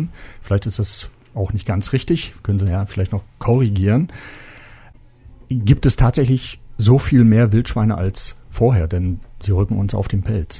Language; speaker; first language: German; native; German